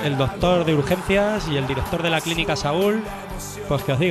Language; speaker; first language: Spanish; native; Spanish